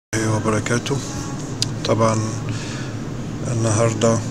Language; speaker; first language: Arabic; native; Arabic